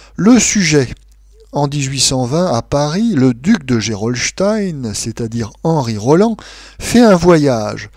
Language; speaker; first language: French; native; French